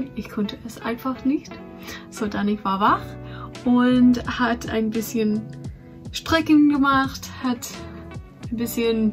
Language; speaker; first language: German; non-native, fluent; English